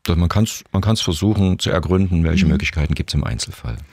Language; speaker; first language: German; native; German